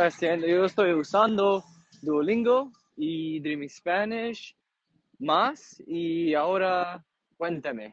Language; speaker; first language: Spanish; non-native, learner; English